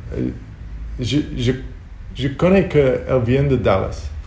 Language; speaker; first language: French; non-native, learner; Hebrew